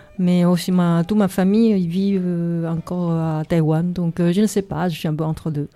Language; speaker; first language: French; non-native, fluent; Chinese